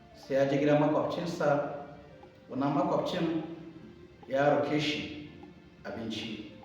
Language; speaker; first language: Hausa; non-native, local second language; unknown